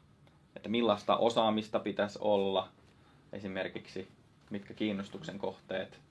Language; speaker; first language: Finnish; native; Finnish